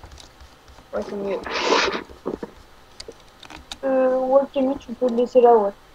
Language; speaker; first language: French; native; French